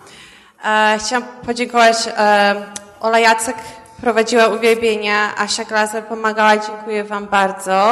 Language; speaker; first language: Polish; early bilingual, heritage; Polish